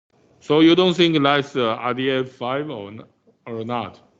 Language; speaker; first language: English; non-native, fluent; Chinese